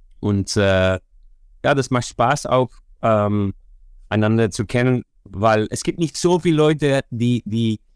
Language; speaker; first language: German; non-native, learner; Dutch